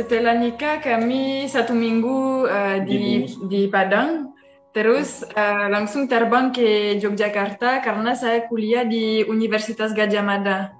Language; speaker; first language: Indonesian; non-native, fluent; French